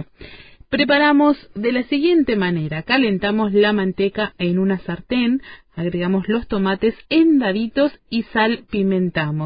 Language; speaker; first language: Spanish; native; Spanish